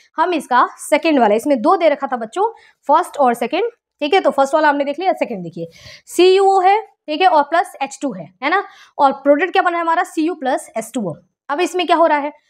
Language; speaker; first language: Hindi; native; Hindi